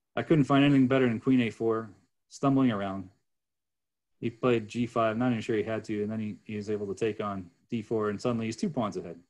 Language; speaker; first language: English; native; English